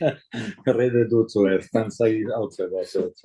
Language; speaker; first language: German; non-native, fluent; Italian